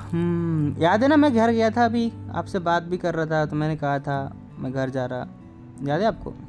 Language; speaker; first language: Hindi; native; Hindi